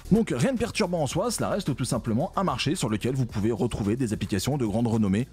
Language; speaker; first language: French; native; French